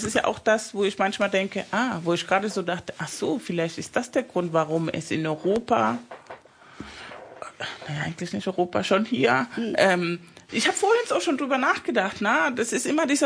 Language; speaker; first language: German; non-native, fluent; Spanish